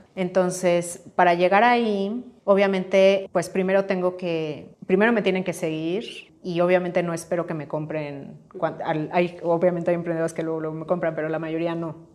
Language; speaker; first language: Spanish; native; Spanish